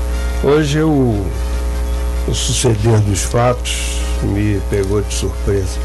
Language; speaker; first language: Portuguese; native; Portuguese